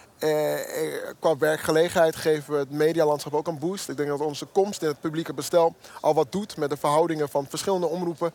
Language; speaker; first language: Dutch; early bilingual, other home language; Akan